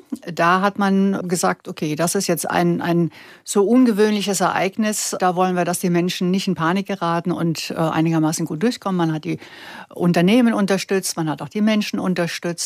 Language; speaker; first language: German; native; German